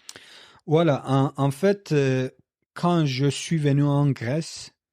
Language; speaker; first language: French; non-native, learner; Kurdish